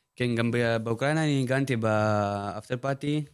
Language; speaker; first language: Hebrew; non-native, learner; Russian